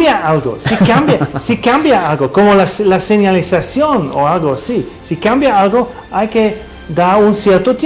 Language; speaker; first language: Spanish; non-native, fluent; English